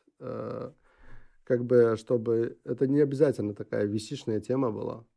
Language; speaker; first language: Russian; non-native, local second language; Uzbek